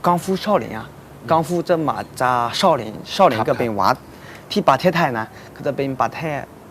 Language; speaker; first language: Thai; non-native, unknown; Chinese